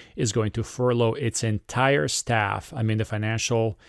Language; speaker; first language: English; non-native, fluent; Serbian